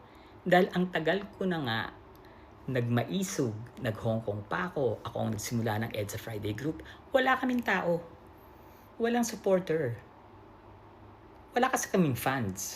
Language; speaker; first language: Filipino; native; Filipino